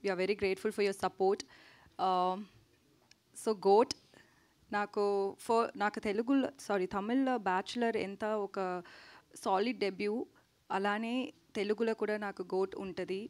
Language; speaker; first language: Telugu; non-native, local second language; Tamil